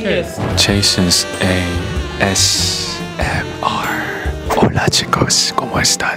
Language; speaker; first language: Spanish; non-native, learner; Korean